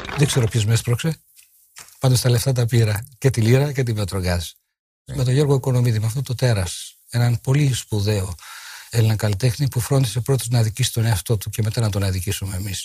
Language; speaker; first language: Greek; native; Greek